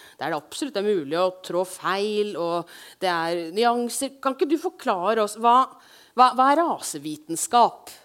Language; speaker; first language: Norwegian; native; Norwegian